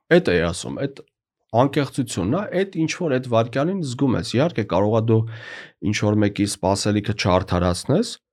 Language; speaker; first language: Armenian; native; Armenian